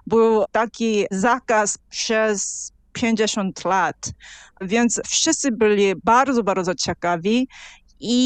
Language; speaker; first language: Polish; non-native, fluent; Korean